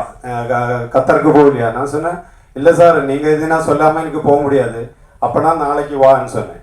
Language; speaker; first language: Tamil; non-native, learner; Malayalam